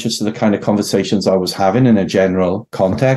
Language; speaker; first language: English; native; English